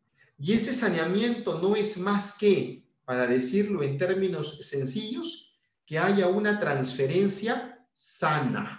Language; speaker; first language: Spanish; native; Spanish